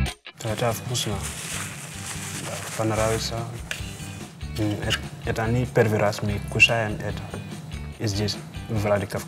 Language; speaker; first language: Russian; non-native, learner; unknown